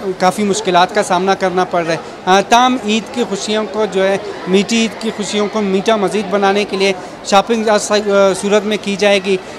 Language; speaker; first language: Urdu; non-native, local second language; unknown